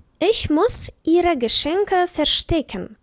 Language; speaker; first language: German; non-native, fluent; Ukrainian